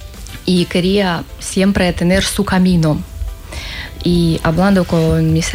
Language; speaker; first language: Spanish; non-native, learner; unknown